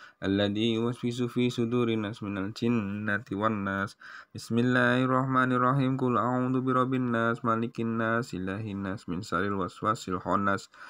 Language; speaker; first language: Arabic; non-native, learner; Indonesian